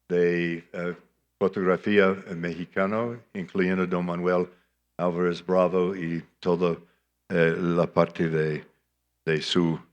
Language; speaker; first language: Spanish; non-native, fluent; English